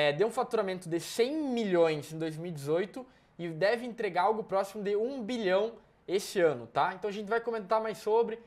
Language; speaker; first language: Portuguese; native; Portuguese